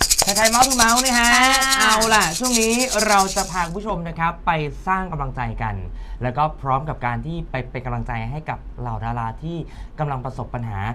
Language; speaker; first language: Thai; native; Thai